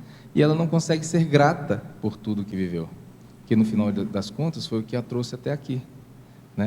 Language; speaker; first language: Portuguese; native; Portuguese